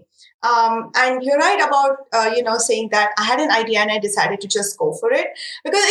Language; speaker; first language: English; non-native, local second language; Marathi